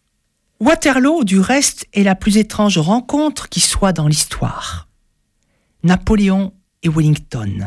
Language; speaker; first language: French; native; French